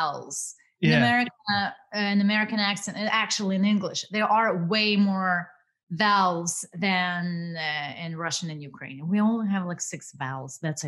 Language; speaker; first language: English; non-native, fluent; Ukrainian